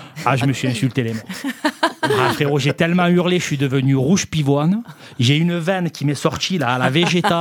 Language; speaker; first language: French; native; French